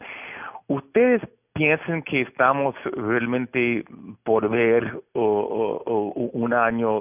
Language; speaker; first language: Spanish; non-native, fluent; Portuguese